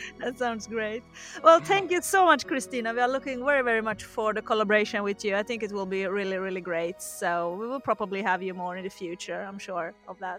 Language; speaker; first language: English; non-native, fluent; Swedish